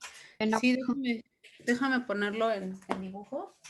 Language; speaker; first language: Spanish; native; Spanish